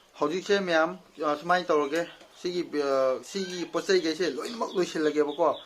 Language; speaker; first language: Manipuri; non-native, local second language; Rongmei Naga